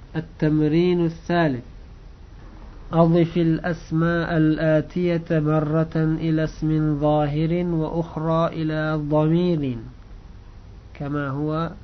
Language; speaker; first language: Arabic; non-native, fluent; Uzbek